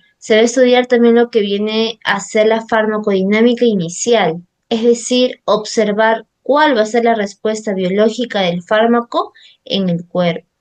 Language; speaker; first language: Spanish; native; Spanish